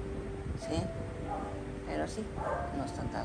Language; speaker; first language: Spanish; native; Spanish